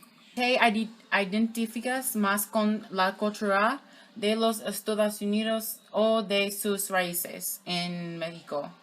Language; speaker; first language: Spanish; non-native, learner; English